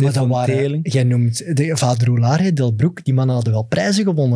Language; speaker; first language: Dutch; native; Dutch